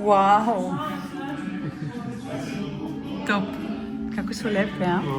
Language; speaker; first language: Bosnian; non-native, learner; Spanish